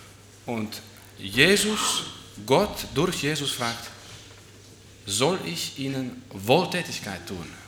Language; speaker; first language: German; non-native, fluent; Dutch